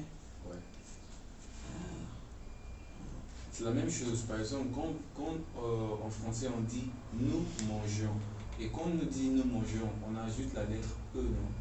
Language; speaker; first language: French; non-native, fluent; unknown